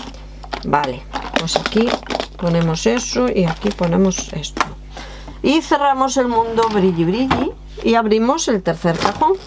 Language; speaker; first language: Spanish; native; Spanish